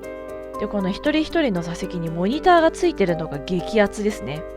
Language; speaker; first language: Japanese; native; Japanese